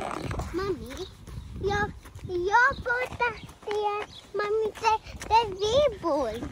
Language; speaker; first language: Swedish; early bilingual, other home language; Mongolian